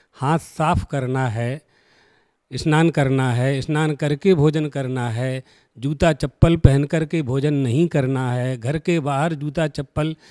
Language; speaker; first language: Hindi; native; Hindi